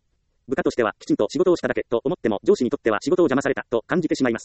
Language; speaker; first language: Japanese; native; Japanese